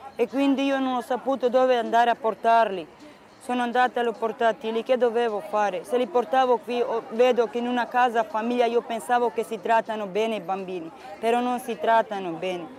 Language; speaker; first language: Italian; non-native, local second language; Romany